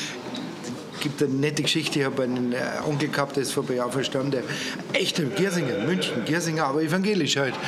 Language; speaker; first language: German; native; German